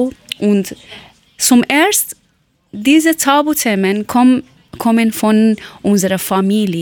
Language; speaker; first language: German; non-native, learner; Persian